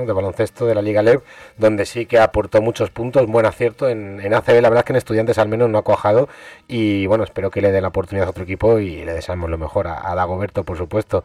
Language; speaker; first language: Spanish; native; Spanish